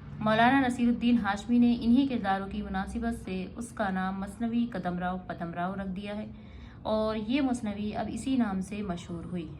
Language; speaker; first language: Urdu; native; Urdu